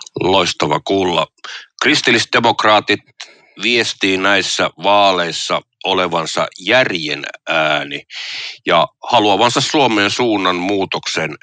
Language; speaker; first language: Finnish; native; Finnish